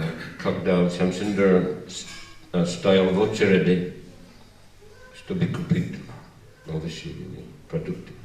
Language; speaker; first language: Russian; non-native, fluent; English